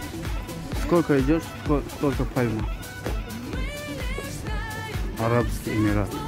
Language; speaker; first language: Russian; non-native, learner; Azerbaijani